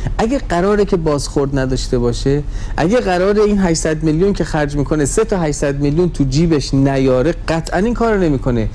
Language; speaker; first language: Persian; native; Persian